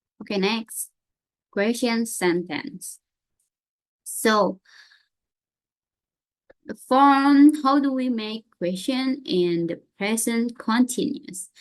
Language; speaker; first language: English; non-native, learner; Indonesian